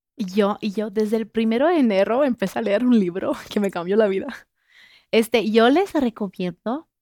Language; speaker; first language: Spanish; non-native, fluent; French